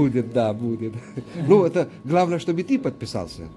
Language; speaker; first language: Russian; non-native, fluent; Urdu